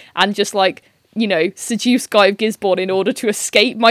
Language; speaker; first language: English; native; English